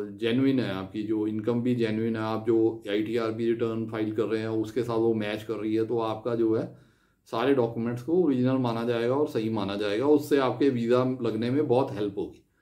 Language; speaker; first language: Hindi; non-native, local second language; Punjabi